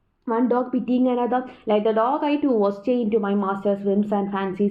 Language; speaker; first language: English; non-native, local second language; Malayalam